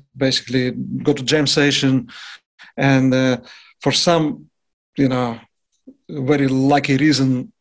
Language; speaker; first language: English; non-native, fluent; Russian